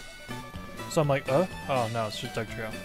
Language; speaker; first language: English; native; English